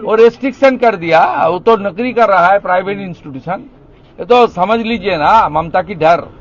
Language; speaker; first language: Hindi; non-native, local second language; Bangla